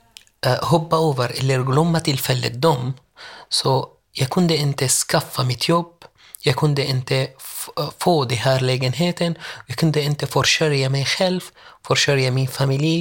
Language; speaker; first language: Swedish; non-native, learner; Arabic